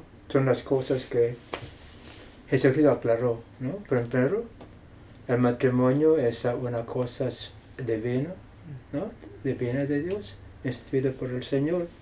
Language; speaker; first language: Spanish; non-native, fluent; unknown